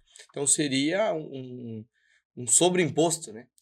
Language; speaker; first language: Portuguese; native; Portuguese